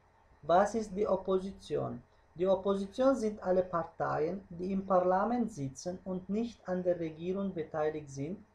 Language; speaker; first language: German; non-native, fluent; Uzbek